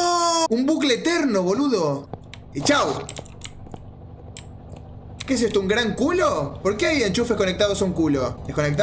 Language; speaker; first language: Spanish; native; Spanish